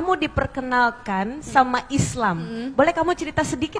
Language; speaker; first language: Indonesian; native; Indonesian